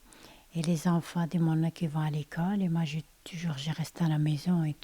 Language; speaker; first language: French; non-native, learner; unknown